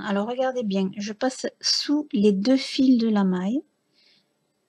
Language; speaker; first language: French; native; French